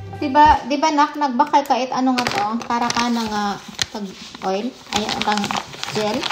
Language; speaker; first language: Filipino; non-native, local second language; Cebuano